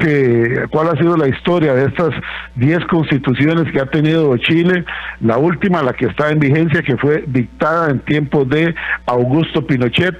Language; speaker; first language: Spanish; native; Spanish